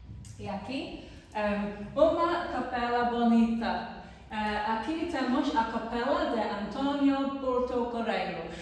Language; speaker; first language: Portuguese; non-native, learner; English